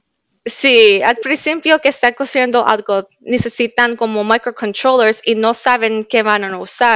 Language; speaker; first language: Spanish; early bilingual, heritage; Spanish